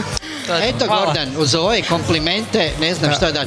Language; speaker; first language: Croatian; native; Croatian